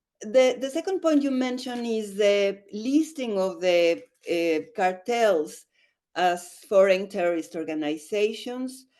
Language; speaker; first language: English; non-native, fluent; Spanish